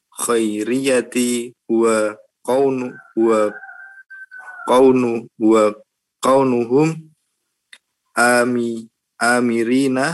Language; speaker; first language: Arabic; non-native, learner; Indonesian